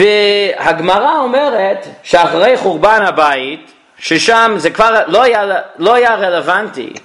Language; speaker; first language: Hebrew; non-native, fluent; English